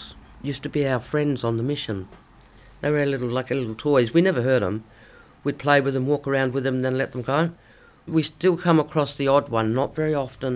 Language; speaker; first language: English; native; English